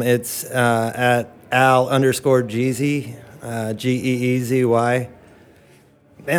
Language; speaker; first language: English; native; English